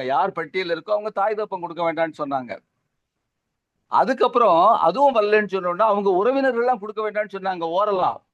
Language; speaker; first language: Tamil; native; Tamil